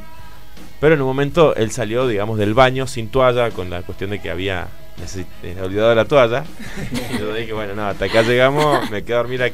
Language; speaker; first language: Spanish; native; Spanish